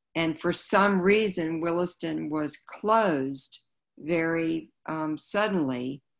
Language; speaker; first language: English; native; English